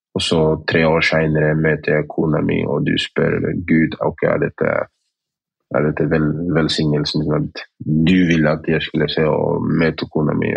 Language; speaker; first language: Norwegian; early bilingual, other home language; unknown